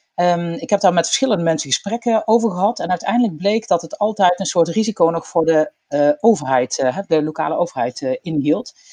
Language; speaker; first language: Dutch; native; Dutch